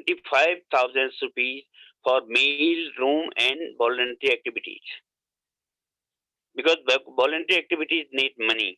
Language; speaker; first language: English; non-native, learner; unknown